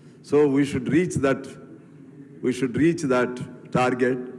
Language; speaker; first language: English; non-native, local second language; Telugu